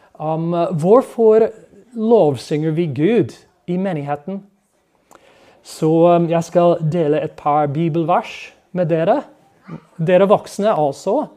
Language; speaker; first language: Norwegian; non-native, fluent; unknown